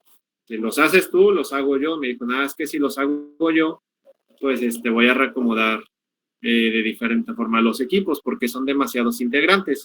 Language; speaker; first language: Spanish; native; Spanish